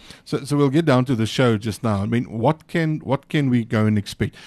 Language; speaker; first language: English; non-native, local second language; Afrikaans